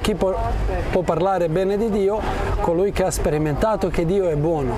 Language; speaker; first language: Italian; non-native, fluent; Croatian